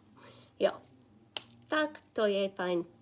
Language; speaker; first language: Czech; non-native, learner; English